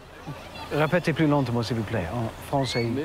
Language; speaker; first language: French; non-native, learner; English